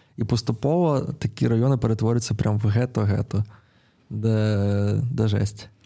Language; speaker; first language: Ukrainian; non-native, local second language; Russian